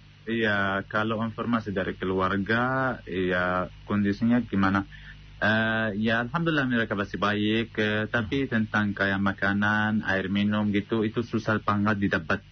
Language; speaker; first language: Indonesian; non-native, fluent; Arabic